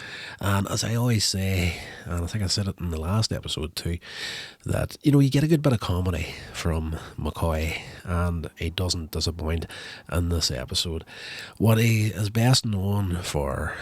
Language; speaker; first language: English; native; English